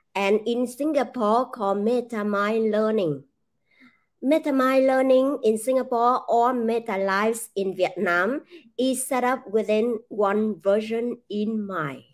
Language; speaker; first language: English; non-native, fluent; Vietnamese